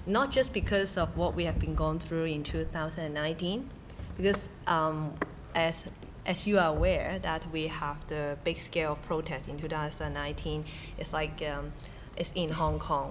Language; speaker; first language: English; non-native, local second language; Cantonese